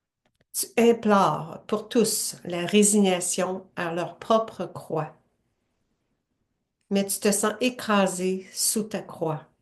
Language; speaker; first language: French; native; French